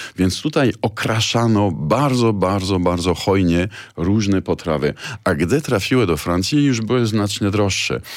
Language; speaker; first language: Polish; non-native, fluent; French